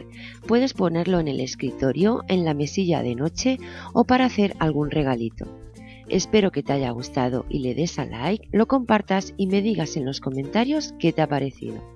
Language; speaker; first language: Spanish; native; Spanish